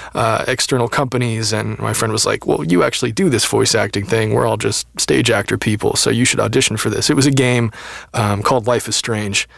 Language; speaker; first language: English; native; English